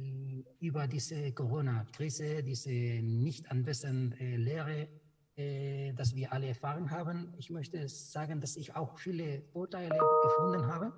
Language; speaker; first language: German; non-native, fluent; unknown